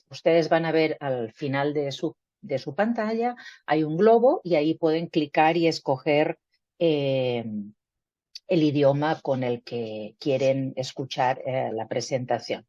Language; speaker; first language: Spanish; native; Spanish